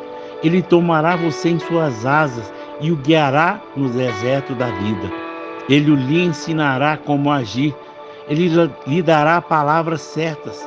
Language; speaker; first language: Portuguese; native; Portuguese